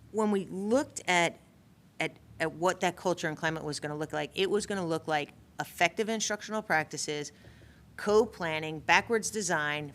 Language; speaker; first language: English; native; English